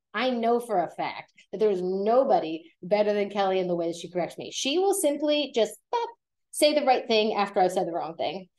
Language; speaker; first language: English; native; English